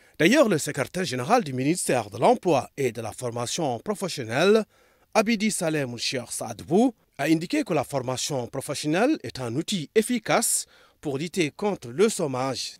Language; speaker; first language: French; non-native, local second language; Arabic